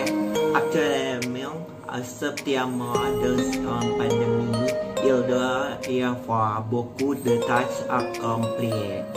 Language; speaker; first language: French; non-native, learner; Indonesian